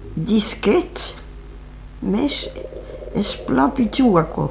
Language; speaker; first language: French; native; French